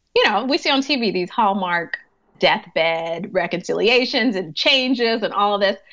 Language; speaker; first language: English; native; English